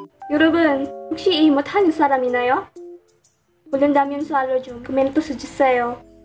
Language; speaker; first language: Korean; non-native, learner; Cebuano